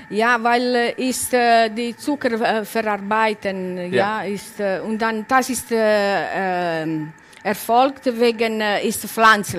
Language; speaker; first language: German; non-native, learner; Italian